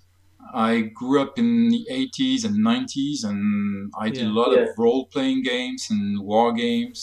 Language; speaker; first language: English; non-native, fluent; French